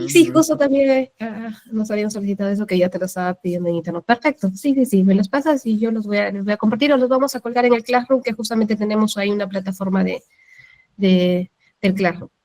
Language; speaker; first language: Spanish; native; Spanish